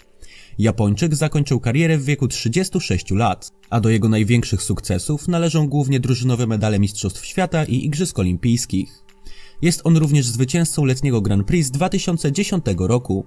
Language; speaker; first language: Polish; native; Polish